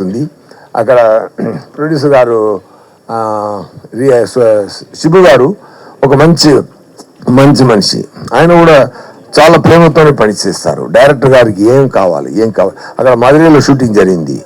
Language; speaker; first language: Telugu; non-native, fluent; Tamil